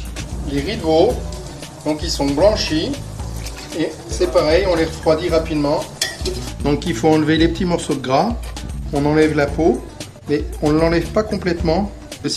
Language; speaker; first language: French; native; French